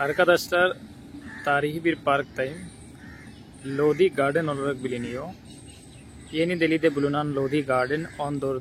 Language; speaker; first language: Turkish; non-native, fluent; Hindi